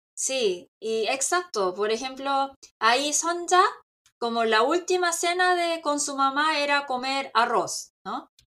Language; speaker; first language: Spanish; non-native, fluent; Korean